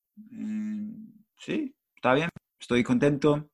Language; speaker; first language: Spanish; non-native, fluent; English